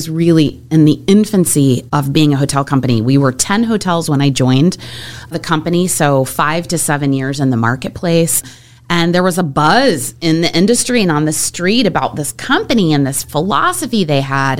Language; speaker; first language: English; native; English